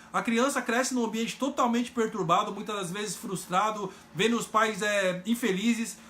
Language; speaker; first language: Portuguese; native; Portuguese